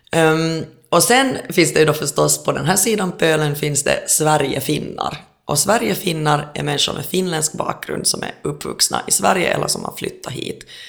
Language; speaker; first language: Swedish; native; Swedish